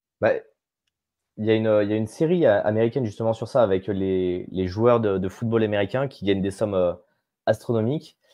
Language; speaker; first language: French; native; French